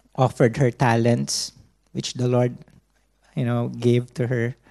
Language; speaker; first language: English; non-native, local second language; Filipino